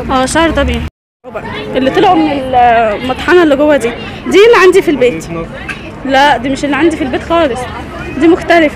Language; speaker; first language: Arabic; native; Arabic